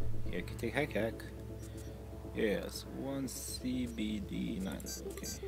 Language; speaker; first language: English; non-native, fluent; Lithuanian